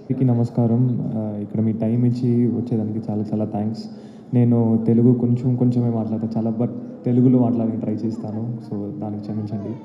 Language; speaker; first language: Telugu; non-native, learner; Tamil